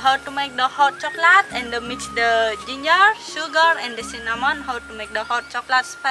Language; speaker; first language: English; non-native, learner; Indonesian